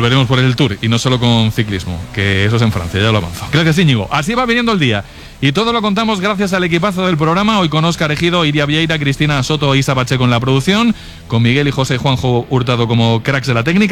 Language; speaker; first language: Spanish; native; Spanish